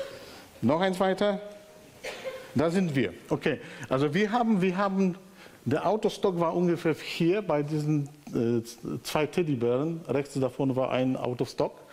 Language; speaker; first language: German; non-native, fluent; Polish